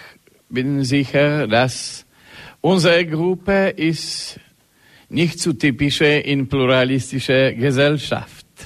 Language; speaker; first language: German; non-native, learner; Polish